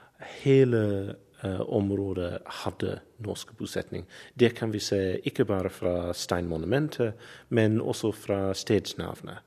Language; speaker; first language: Norwegian; non-native, learner; English